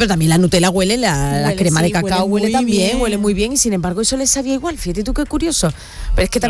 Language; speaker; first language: Spanish; native; Spanish